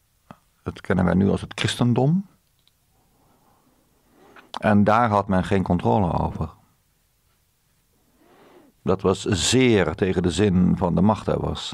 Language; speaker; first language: Dutch; native; Dutch